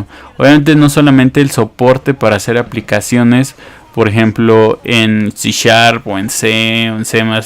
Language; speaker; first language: Spanish; native; Spanish